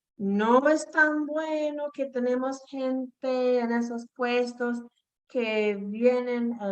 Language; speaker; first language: Spanish; non-native, fluent; English